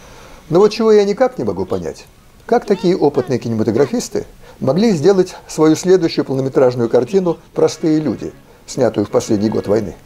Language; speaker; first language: Russian; native; Russian